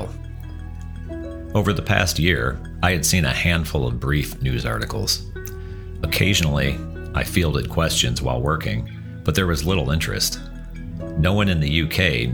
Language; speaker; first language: English; native; English